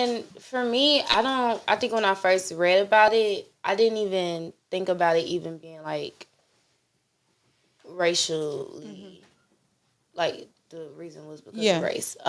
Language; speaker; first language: English; native; English